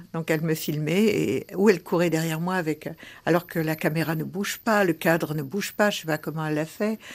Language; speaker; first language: French; early bilingual, other home language; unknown